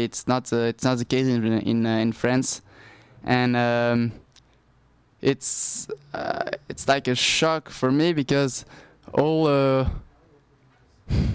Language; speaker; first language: English; non-native, learner; French